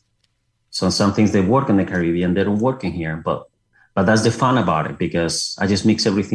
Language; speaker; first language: English; non-native, fluent; Spanish